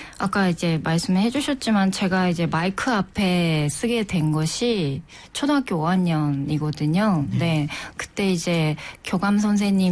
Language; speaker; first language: Korean; non-native, fluent; Japanese